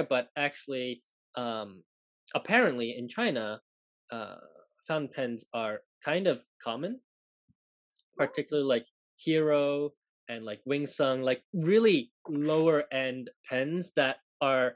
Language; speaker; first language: English; non-native, local second language; Cantonese